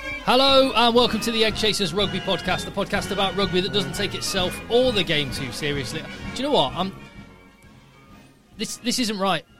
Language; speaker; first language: English; native; English